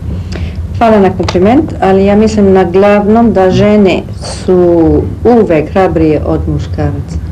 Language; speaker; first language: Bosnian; early bilingual, heritage; Bosnian